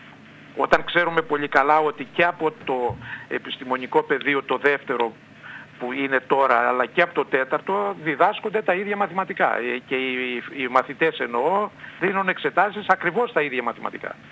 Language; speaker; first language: Greek; native; Greek